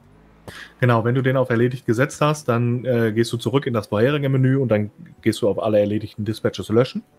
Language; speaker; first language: German; native; German